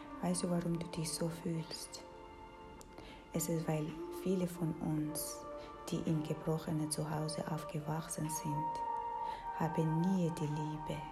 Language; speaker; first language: German; non-native, fluent; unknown